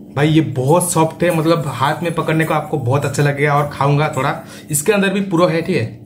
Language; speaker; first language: Hindi; non-native, local second language; Odia